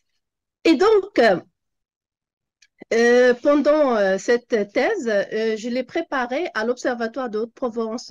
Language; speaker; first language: French; non-native, local second language; Arabic